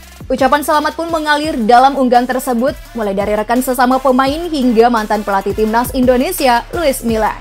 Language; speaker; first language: Indonesian; native; Indonesian